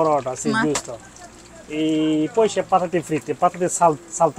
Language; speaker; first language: Italian; non-native, learner; Bangla